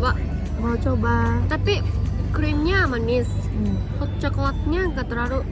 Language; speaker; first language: Indonesian; non-native, fluent; Japanese